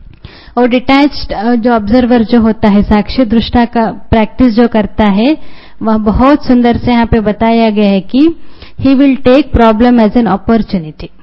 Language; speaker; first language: Hindi; native; Hindi